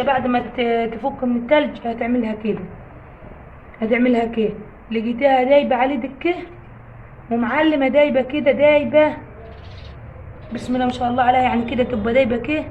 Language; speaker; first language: Arabic; native; Arabic